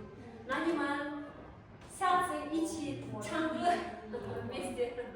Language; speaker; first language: Chinese; non-native, fluent; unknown